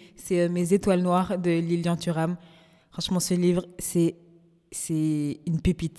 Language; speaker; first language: French; native; French